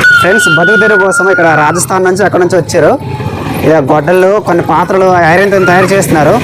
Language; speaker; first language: Telugu; native; Telugu